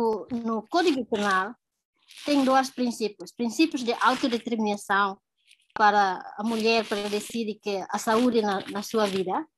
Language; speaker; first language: Portuguese; non-native, learner; Tetum